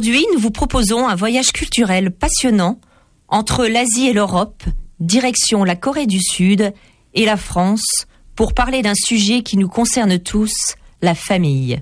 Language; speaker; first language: French; native; French